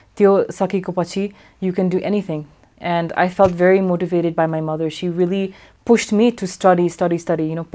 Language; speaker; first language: Nepali; early bilingual, heritage; English